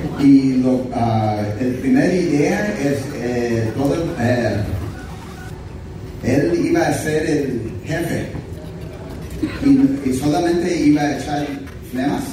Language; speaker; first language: Spanish; early bilingual, heritage; English